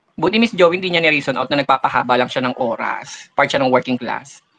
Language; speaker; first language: Filipino; native; Filipino